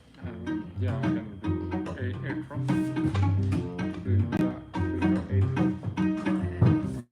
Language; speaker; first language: English; non-native, learner; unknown